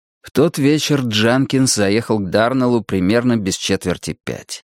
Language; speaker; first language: Russian; native; Russian